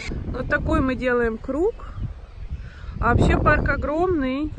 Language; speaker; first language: Russian; native; Russian